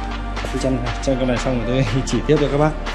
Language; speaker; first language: Vietnamese; native; Vietnamese